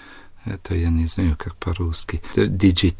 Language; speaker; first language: Russian; non-native, fluent; Italian